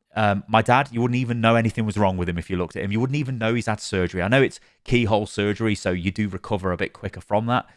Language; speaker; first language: English; native; English